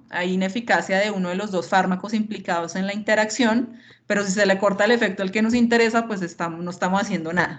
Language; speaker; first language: Spanish; native; Spanish